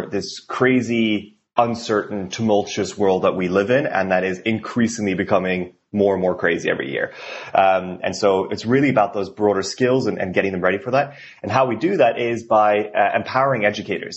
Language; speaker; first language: English; non-native, fluent; Norwegian